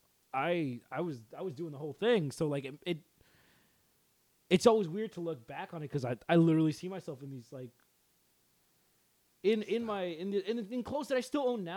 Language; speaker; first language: English; early bilingual, other home language; Spanish